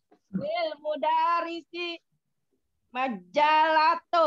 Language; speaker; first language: Arabic; non-native, learner; Indonesian